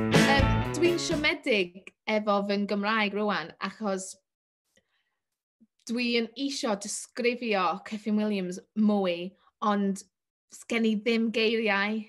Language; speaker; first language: Welsh; non-native, learner; English